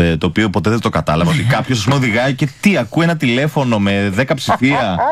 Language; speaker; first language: Greek; native; Greek